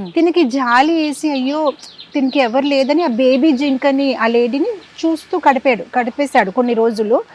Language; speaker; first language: Telugu; non-native, fluent; Gujarati